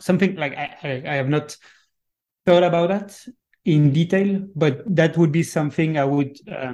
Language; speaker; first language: English; non-native, fluent; French